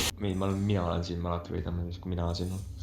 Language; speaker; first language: Estonian; native; Estonian